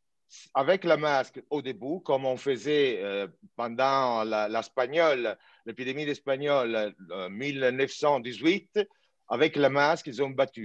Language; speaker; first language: French; non-native, fluent; Italian